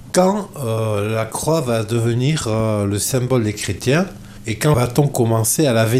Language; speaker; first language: French; native; French